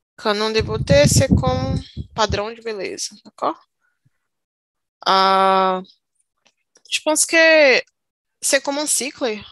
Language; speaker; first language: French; non-native, learner; Portuguese